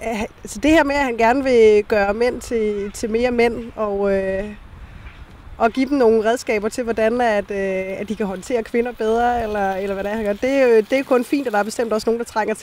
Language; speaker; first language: Danish; native; Danish